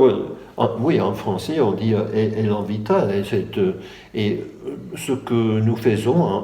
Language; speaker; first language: French; non-native, fluent; English